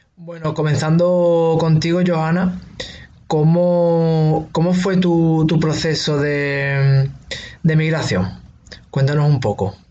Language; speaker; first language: Spanish; native; Spanish